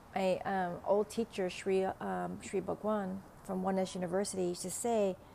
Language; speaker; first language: English; non-native, fluent; Vietnamese